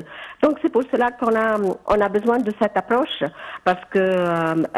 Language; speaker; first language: French; non-native, fluent; Arabic